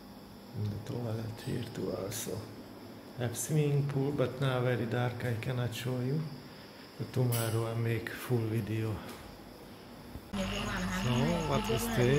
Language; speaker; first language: English; non-native, learner; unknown